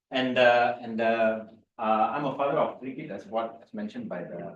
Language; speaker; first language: English; non-native, local second language; Tamil